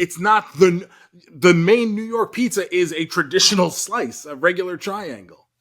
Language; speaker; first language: English; native; English